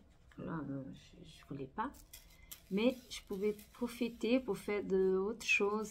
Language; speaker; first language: French; non-native, fluent; Portuguese